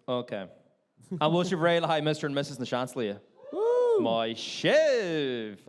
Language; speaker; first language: Irish; non-native, local second language; English